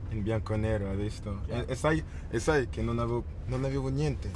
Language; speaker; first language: Italian; non-native, fluent; French